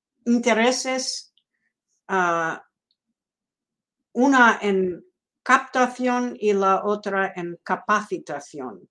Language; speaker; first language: Spanish; non-native, fluent; English